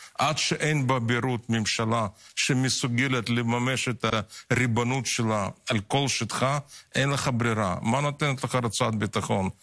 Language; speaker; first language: Hebrew; non-native, fluent; Russian